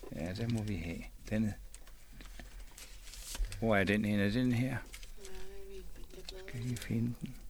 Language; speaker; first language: Danish; native; Danish